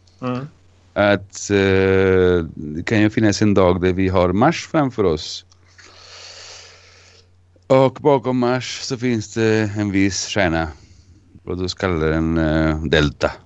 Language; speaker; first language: Swedish; non-native, fluent; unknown